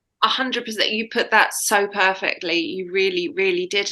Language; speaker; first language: English; native; English